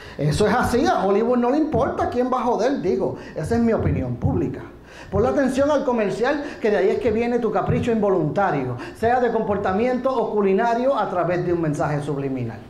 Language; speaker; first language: Spanish; native; Spanish